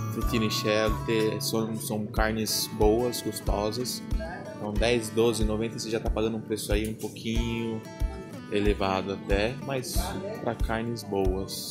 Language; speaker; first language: Portuguese; native; Portuguese